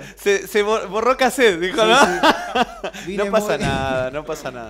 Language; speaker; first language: Spanish; native; Spanish